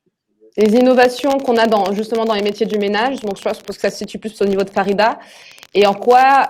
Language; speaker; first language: French; native; French